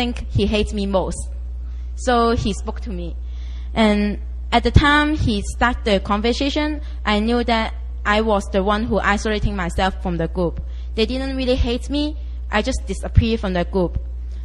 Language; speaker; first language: English; non-native, local second language; Cantonese